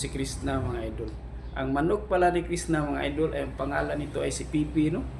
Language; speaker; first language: Filipino; non-native, local second language; Cebuano